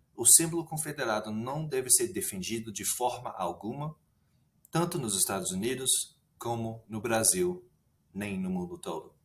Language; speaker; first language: Portuguese; non-native, fluent; English